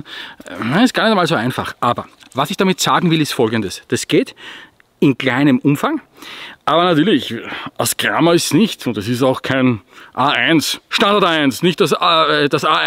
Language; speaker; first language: German; native; German